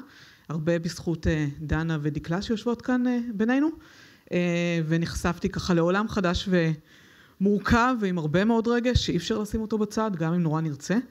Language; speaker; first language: Hebrew; native; Hebrew